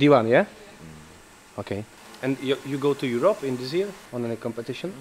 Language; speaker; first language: English; non-native, learner; Czech